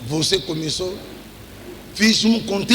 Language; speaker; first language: Portuguese; non-native, learner; Lingala